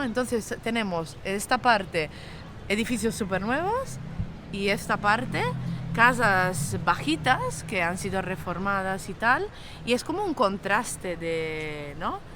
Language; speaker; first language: Spanish; non-native, local second language; Catalan